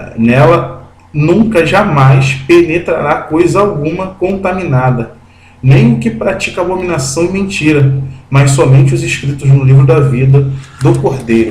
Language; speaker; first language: Portuguese; native; Portuguese